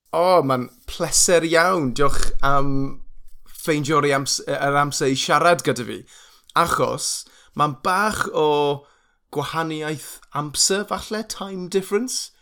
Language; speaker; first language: Welsh; non-native, learner; English